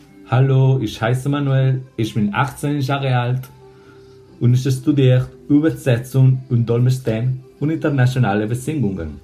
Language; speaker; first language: German; non-native, learner; Spanish